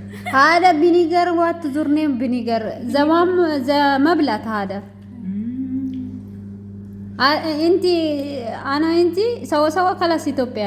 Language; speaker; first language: Arabic; non-native, learner; Amharic